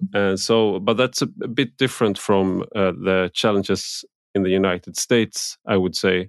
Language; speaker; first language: English; non-native, fluent; Swedish